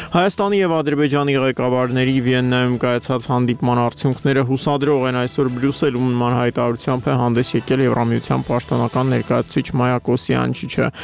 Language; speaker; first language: Armenian; native; Armenian